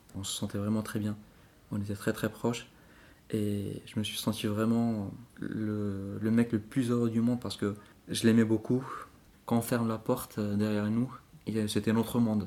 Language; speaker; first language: French; non-native, local second language; Arabic